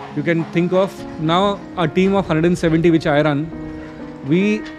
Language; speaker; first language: English; non-native, local second language; Hindi